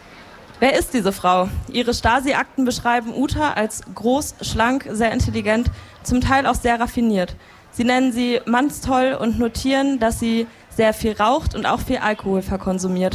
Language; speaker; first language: German; native; German